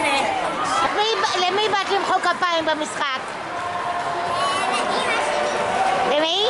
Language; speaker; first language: Hebrew; native; Hebrew